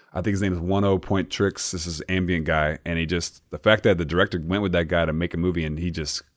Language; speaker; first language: English; native; English